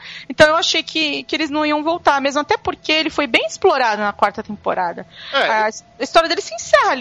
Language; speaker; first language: Portuguese; native; Portuguese